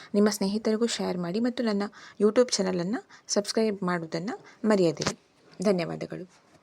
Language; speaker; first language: Kannada; native; Kannada